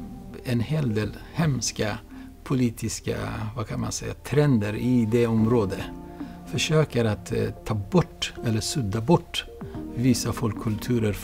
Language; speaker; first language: Swedish; non-native, fluent; Baluchi